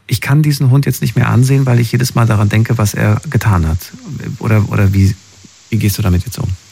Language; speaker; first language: German; native; German